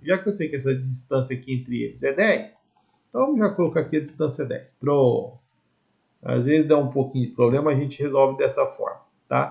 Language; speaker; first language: Portuguese; native; Portuguese